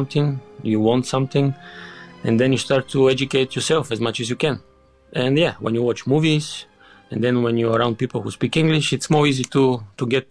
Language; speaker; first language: English; non-native, fluent; Bulgarian